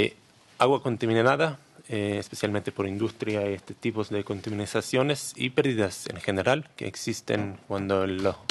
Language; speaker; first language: Spanish; non-native, learner; Hebrew